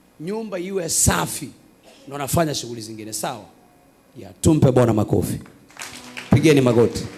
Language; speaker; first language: Swahili; native; Swahili